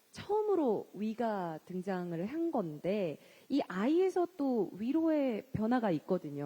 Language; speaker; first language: Korean; native; Korean